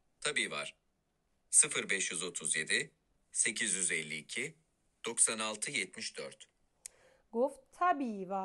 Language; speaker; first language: Turkish; non-native, fluent; Persian